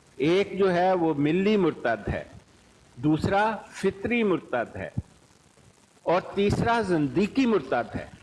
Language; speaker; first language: Urdu; non-native, local second language; Punjabi